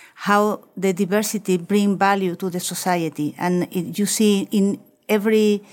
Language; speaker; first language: English; non-native, fluent; Spanish